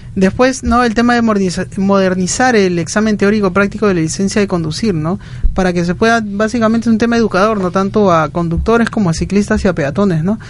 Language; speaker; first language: Spanish; native; Spanish